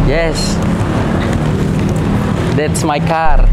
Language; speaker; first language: English; non-native, learner; Indonesian